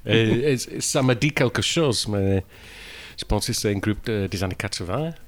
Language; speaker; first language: French; non-native, learner; English